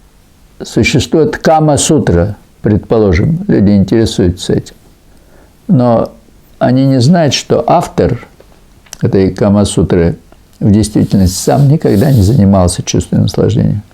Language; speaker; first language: Russian; native; Russian